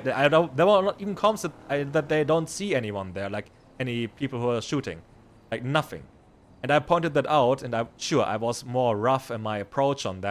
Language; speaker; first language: English; non-native, fluent; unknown